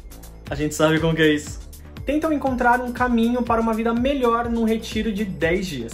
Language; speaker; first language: Portuguese; native; Portuguese